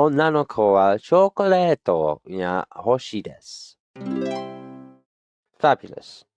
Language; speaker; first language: Japanese; non-native, learner; English